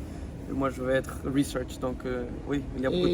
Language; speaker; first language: French; non-native, fluent; Spanish